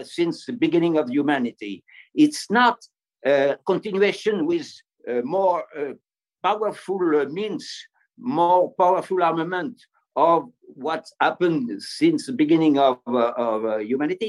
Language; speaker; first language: English; non-native, fluent; French